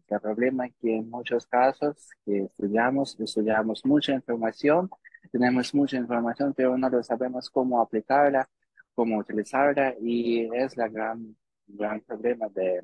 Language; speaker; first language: Spanish; non-native, learner; Russian